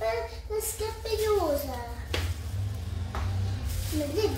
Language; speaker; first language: Italian; early bilingual, other home language; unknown